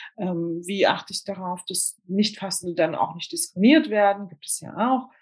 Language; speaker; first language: German; early bilingual, other home language; Turkish